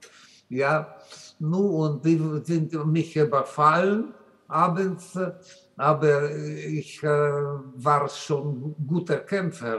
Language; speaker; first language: German; non-native, learner; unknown